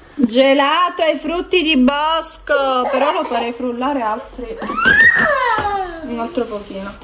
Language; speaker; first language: Italian; native; Italian